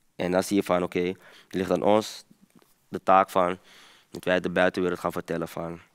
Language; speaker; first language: Dutch; early bilingual, other home language; Papiamento